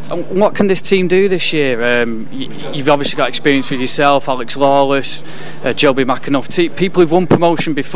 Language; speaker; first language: English; native; English